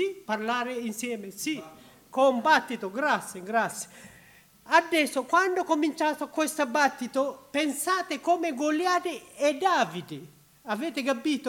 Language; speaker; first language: Italian; non-native, learner; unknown